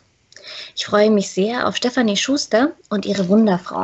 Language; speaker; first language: German; native; German